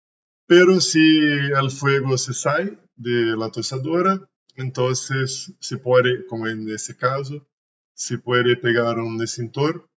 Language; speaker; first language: Spanish; non-native, learner; Portuguese